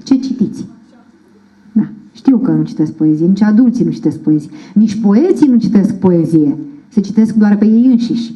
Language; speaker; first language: Romanian; native; Romanian